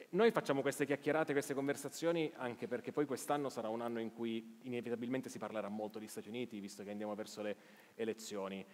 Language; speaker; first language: Italian; native; Italian